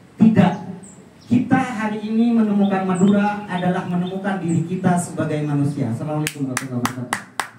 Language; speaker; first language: Indonesian; non-native, local second language; Madurese